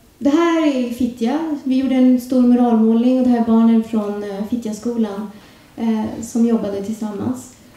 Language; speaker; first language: Swedish; early bilingual, other home language; Urdu